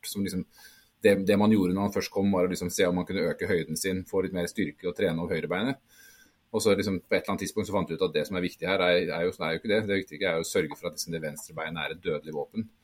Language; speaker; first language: Norwegian; native; Norwegian